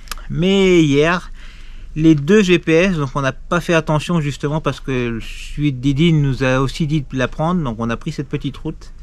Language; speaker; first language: French; native; French